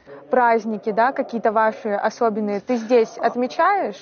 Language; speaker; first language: Russian; native; Russian